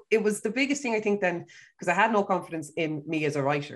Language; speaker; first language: English; native; English